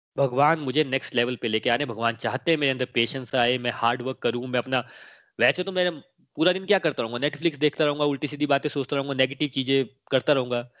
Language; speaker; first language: Hindi; native; Hindi